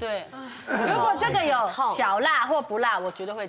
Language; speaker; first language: Chinese; native; Chinese